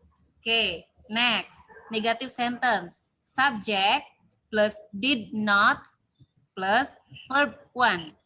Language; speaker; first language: English; non-native, learner; Indonesian